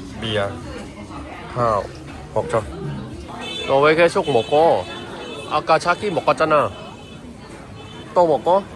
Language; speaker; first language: Korean; non-native, learner; Thai